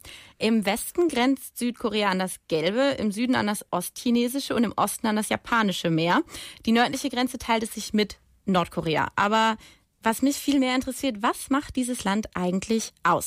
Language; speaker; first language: German; native; German